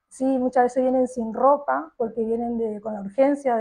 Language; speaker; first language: Spanish; native; Spanish